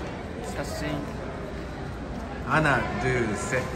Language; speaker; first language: Japanese; native; Japanese